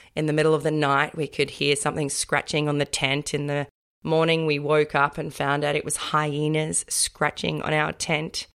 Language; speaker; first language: English; native; English